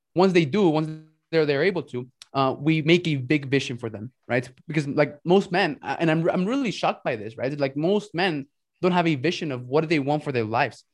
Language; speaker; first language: English; early bilingual, other home language; Spanish